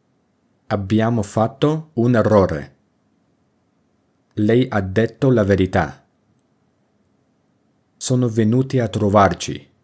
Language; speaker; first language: Italian; non-native, fluent; English